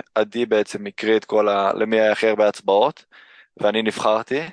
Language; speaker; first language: Hebrew; early bilingual, other home language; English